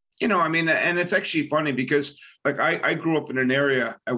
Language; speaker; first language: English; native; English